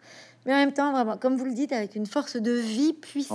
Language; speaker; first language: French; native; French